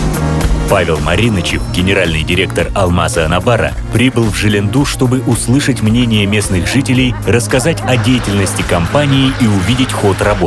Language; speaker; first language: Russian; native; Russian